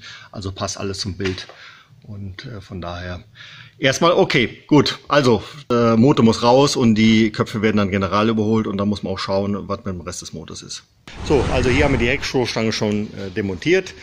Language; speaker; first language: German; native; German